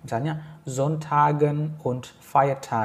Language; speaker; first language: German; non-native, fluent; Indonesian